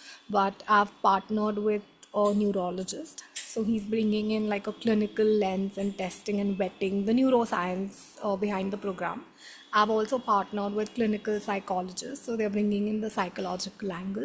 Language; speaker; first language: English; non-native, local second language; Hindi